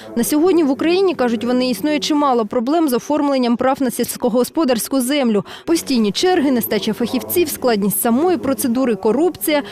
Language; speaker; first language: Ukrainian; native; Ukrainian